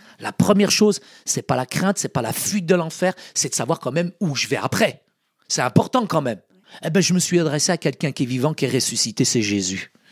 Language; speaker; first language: French; early bilingual, other home language; Arabic